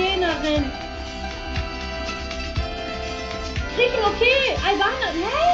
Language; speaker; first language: German; early bilingual, other home language; Turkish